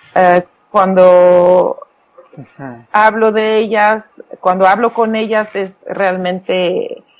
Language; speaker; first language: Spanish; non-native, fluent; Dutch